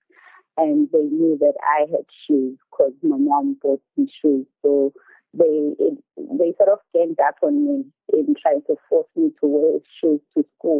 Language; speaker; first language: English; non-native, local second language; Zulu